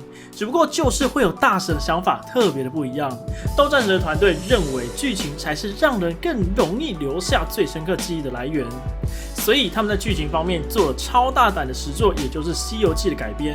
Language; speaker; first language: Chinese; native; Chinese